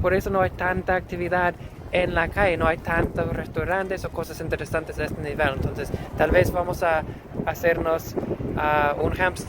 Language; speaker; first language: Spanish; non-native, fluent; English